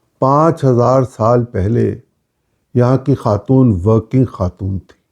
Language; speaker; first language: Urdu; non-native, local second language; Punjabi